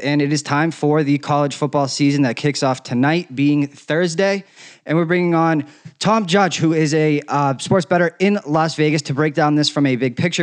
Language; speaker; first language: English; native; English